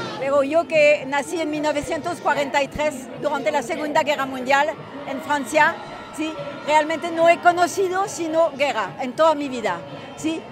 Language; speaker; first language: Spanish; non-native, fluent; French